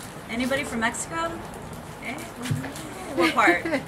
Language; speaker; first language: English; native; English